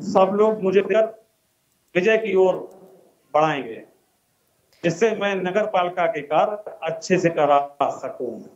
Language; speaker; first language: Hindi; native; Hindi